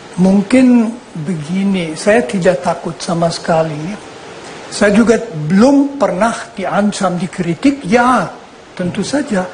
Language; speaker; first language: Indonesian; non-native, fluent; German